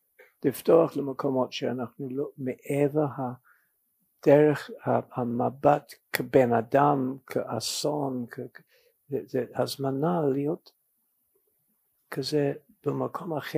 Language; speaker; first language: Hebrew; non-native, fluent; English